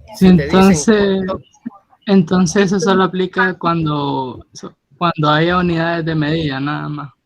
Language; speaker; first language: Spanish; native; Spanish